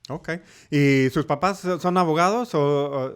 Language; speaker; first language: Spanish; early bilingual, heritage; Spanish